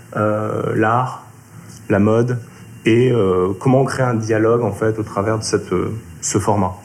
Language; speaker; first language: French; native; French